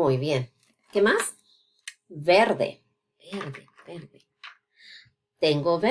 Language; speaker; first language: Spanish; non-native, fluent; English